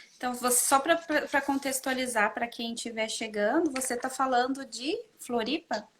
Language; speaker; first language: Portuguese; native; Portuguese